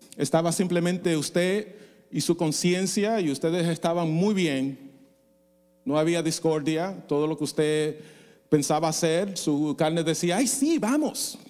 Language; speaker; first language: Spanish; non-native, fluent; English